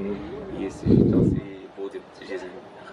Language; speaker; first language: Russian; non-native, learner; Arabic